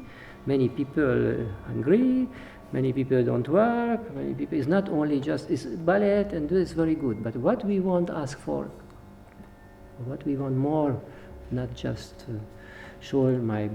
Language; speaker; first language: English; non-native, learner; Hungarian